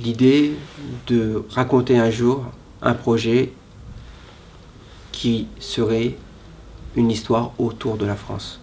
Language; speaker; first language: French; native; French